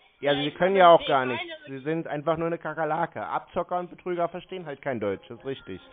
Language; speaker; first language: German; native; German